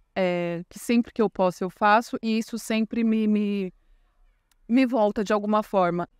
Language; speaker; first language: Portuguese; native; Portuguese